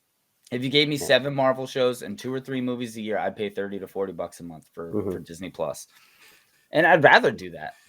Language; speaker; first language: English; native; English